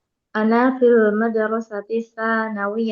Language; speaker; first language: Arabic; non-native, learner; Indonesian